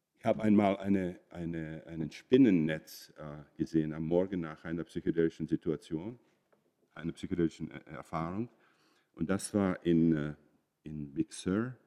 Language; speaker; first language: German; non-native, fluent; Czech